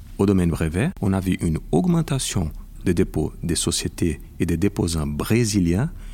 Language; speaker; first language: French; non-native, fluent; Portuguese